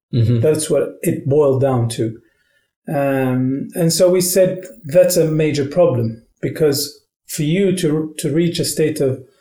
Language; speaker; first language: English; non-native, fluent; Arabic